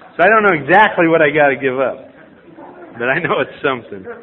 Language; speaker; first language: English; native; English